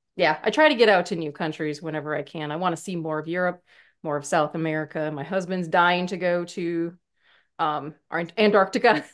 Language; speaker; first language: English; native; English